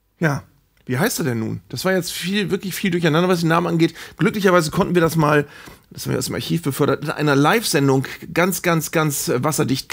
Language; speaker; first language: German; native; German